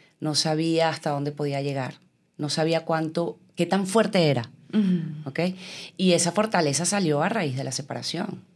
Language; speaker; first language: Spanish; native; Spanish